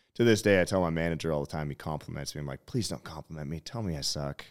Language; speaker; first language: English; native; English